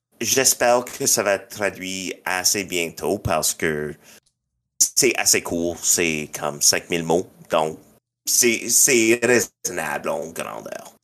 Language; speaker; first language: French; non-native, local second language; English